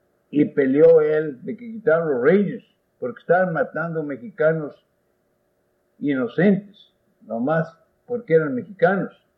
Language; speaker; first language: Spanish; early bilingual, heritage; Spanish